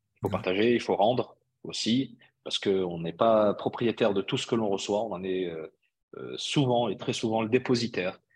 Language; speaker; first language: French; early bilingual, other home language; Arabic